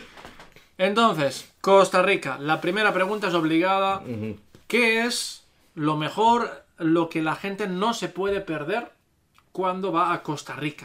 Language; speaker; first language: Spanish; native; Spanish